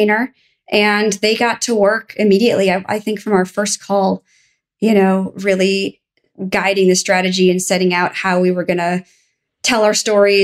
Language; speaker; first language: English; native; English